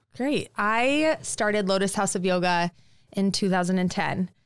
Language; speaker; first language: English; native; English